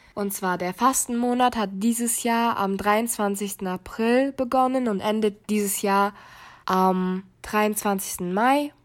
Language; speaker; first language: German; native; German